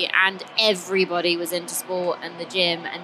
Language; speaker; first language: English; native; English